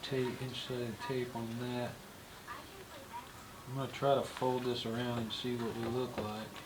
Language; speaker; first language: English; native; English